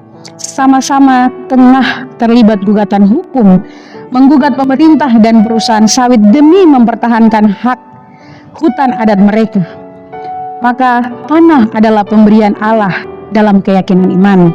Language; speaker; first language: Indonesian; native; Indonesian